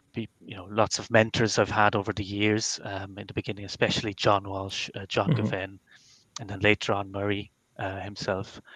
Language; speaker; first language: English; non-native, fluent; Dutch